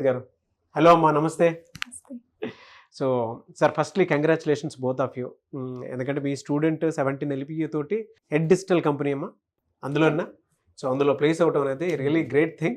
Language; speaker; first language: Telugu; native; Telugu